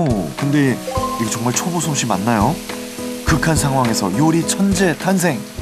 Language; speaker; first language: Korean; native; Korean